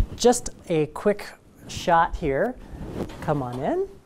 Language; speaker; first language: English; native; English